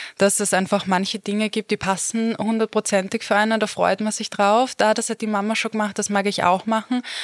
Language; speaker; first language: German; native; German